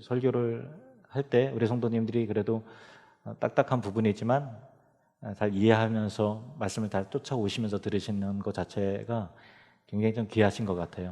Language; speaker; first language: Korean; native; Korean